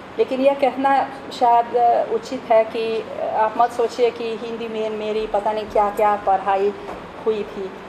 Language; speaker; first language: Hindi; non-native, fluent; Hungarian